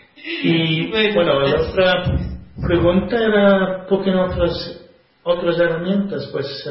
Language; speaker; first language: Spanish; non-native, fluent; English